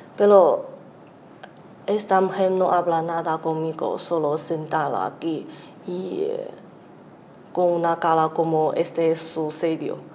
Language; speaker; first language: Spanish; non-native, learner; Chinese